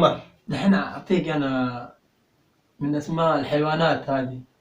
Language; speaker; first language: Arabic; native; Arabic